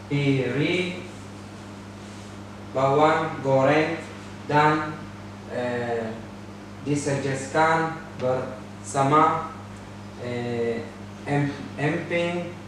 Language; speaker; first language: Indonesian; non-native, learner; Arabic